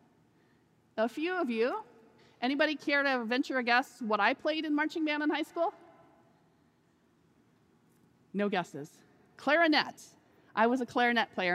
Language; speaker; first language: English; native; English